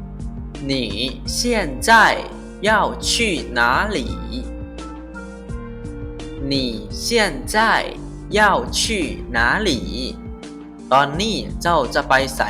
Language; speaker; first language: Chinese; non-native, fluent; Lao